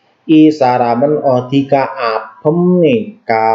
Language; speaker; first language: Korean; non-native, learner; Indonesian